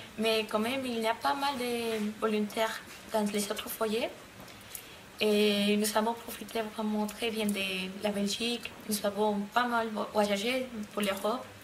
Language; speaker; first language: French; non-native, learner; Spanish